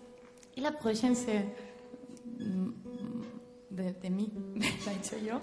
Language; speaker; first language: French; non-native, learner; Spanish